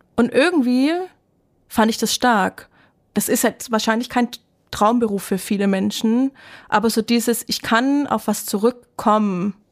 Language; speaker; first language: German; native; German